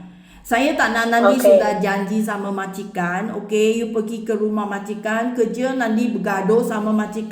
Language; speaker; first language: Indonesian; non-native, learner; Filipino